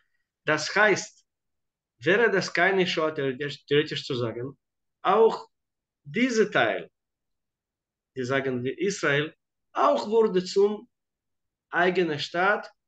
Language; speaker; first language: German; non-native, fluent; Hebrew